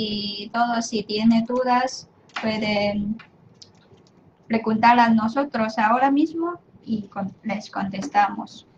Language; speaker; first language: Spanish; non-native, fluent; Chinese